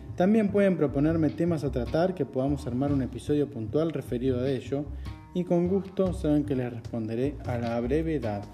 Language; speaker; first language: Spanish; native; Spanish